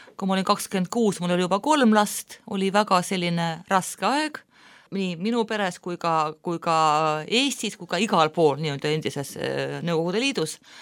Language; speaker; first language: Estonian; non-native, local second language; Russian